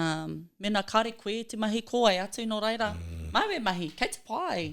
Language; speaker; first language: Māori; non-native, local second language; English